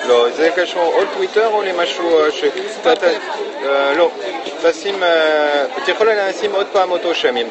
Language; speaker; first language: Hebrew; non-native, fluent; French